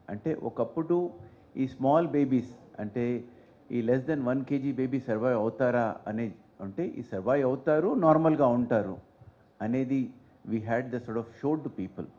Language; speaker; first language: English; non-native, local second language; Telugu